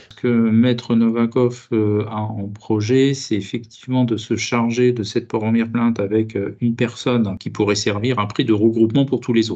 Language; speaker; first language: French; native; French